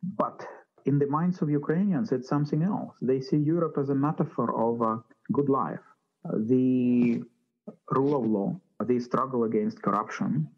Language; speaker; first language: English; non-native, fluent; Ukrainian